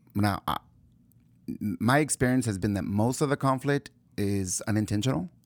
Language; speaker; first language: English; early bilingual, other home language; Spanish